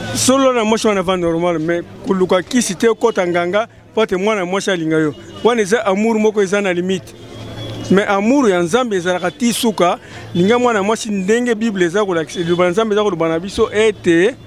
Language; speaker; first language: Lingala; native; Lingala